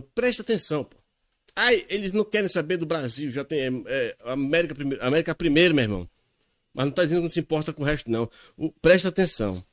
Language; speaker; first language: Portuguese; native; Portuguese